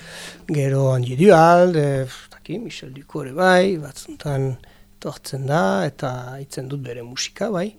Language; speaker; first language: Basque; non-native, learner; French